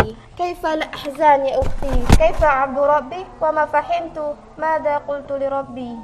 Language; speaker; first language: Arabic; non-native, learner; Indonesian